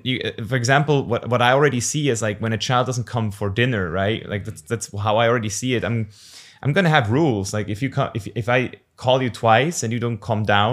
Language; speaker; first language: English; non-native, fluent; German